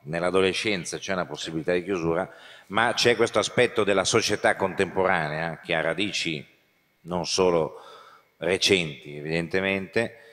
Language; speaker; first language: Italian; native; Italian